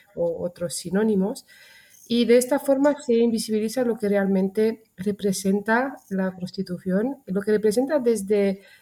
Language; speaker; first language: Spanish; non-native, fluent; Romanian